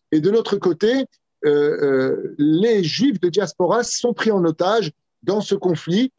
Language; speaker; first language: French; native; French